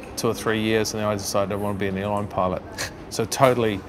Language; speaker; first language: English; native; English